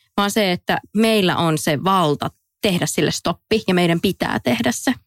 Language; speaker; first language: Finnish; native; Finnish